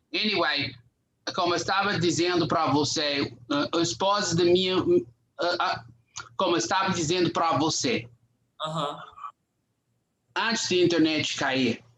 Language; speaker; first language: Portuguese; non-native, fluent; English